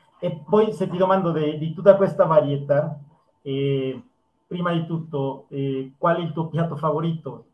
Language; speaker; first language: Italian; non-native, fluent; Spanish